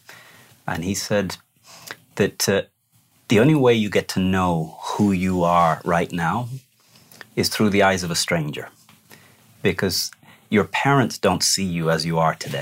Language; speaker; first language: English; native; English